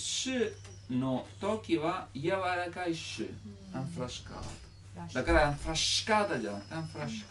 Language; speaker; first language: Japanese; non-native, learner; Italian